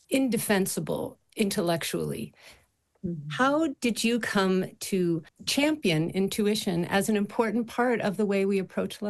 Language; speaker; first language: English; native; English